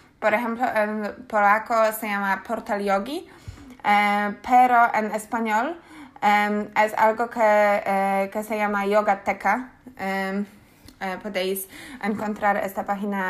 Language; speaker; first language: Spanish; non-native, learner; Polish